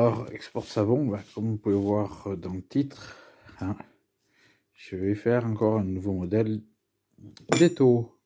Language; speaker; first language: French; native; French